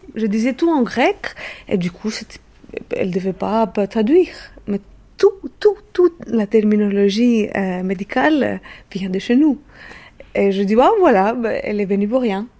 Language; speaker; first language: French; non-native, fluent; Greek